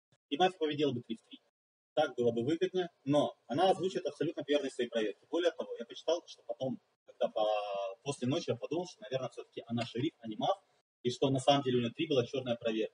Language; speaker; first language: Russian; native; Russian